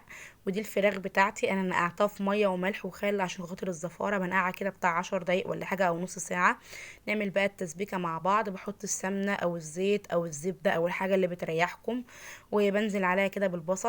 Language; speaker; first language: Arabic; native; Arabic